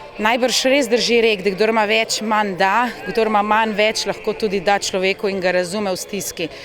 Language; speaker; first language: Slovenian; native; Slovenian